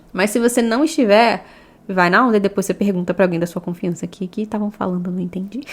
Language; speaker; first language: Portuguese; native; Portuguese